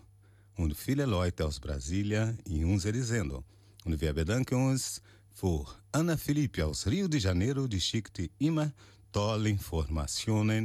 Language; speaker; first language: German; non-native, learner; Portuguese